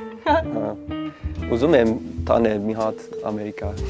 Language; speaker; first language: Armenian; non-native, learner; English